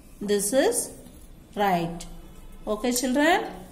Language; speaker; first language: English; non-native, local second language; Kannada